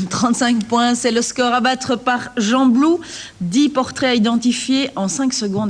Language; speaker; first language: French; native; French